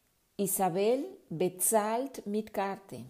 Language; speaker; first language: German; non-native, fluent; Spanish